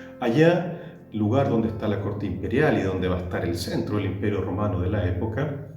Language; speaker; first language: Spanish; native; Spanish